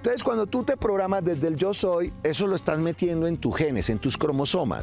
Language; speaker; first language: Spanish; native; Spanish